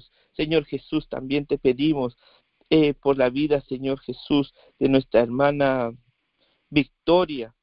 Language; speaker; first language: Spanish; native; Spanish